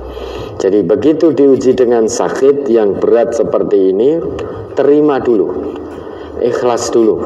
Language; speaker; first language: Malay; non-native, local second language; Javanese